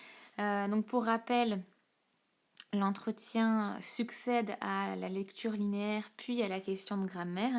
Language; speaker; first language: French; native; French